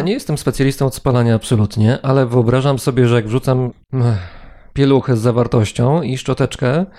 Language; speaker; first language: Polish; native; Polish